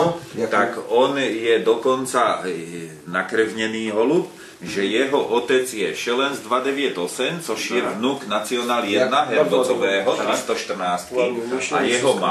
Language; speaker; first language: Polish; non-native, learner; Slovak